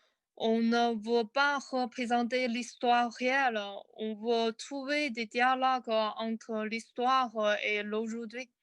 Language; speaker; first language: French; non-native, learner; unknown